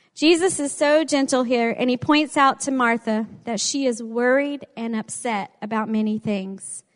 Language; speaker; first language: English; native; English